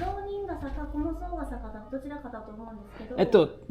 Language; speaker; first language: Japanese; native; Japanese